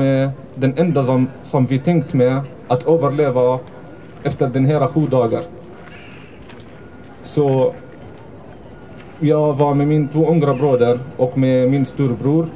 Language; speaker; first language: Swedish; non-native, fluent; Arabic